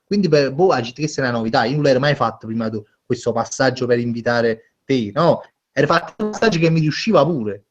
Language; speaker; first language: Italian; native; Italian